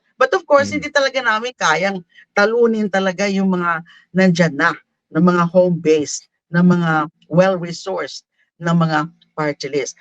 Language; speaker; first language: Filipino; non-native, local second language; Bikol